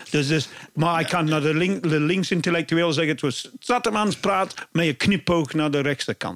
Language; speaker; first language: Dutch; non-native, fluent; English